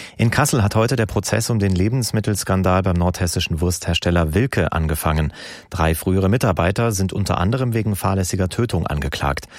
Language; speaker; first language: German; native; German